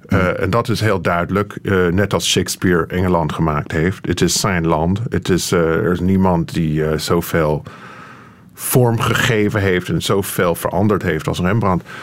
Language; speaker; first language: Dutch; non-native, fluent; English